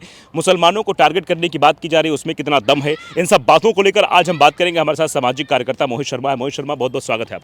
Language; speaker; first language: Hindi; native; Hindi